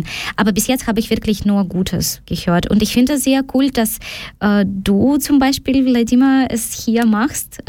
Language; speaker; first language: German; non-native, fluent; Ukrainian